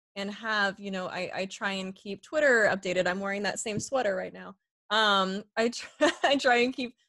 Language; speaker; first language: English; native; English